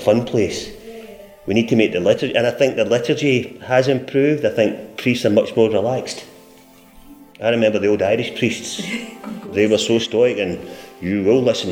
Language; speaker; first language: English; native; English